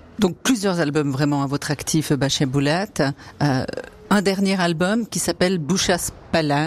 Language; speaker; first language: French; native; French